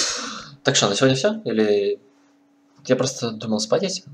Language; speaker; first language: Russian; native; Russian